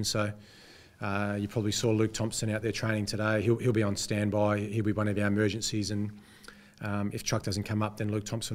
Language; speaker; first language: English; native; English